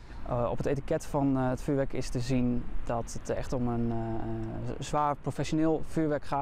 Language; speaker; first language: Dutch; native; Dutch